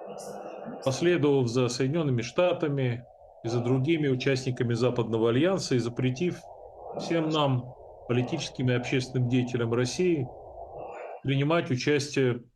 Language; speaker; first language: Russian; native; Russian